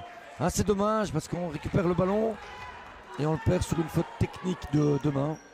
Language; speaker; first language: French; native; French